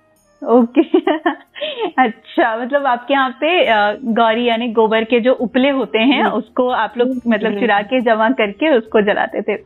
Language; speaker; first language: Hindi; native; Hindi